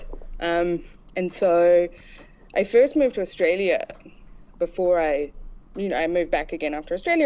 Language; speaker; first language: English; native; English